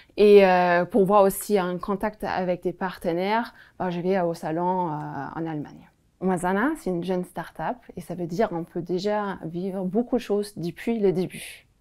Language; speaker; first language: French; non-native, fluent; German